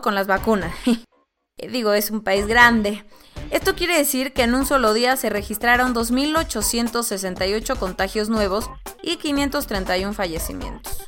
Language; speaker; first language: Spanish; native; Spanish